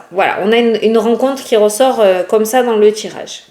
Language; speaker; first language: French; native; French